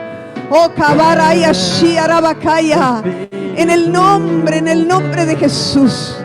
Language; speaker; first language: Spanish; native; Spanish